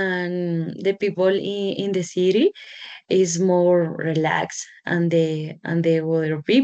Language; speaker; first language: English; non-native, learner; Spanish